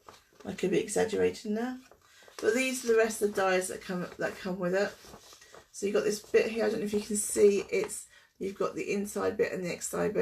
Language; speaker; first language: English; native; English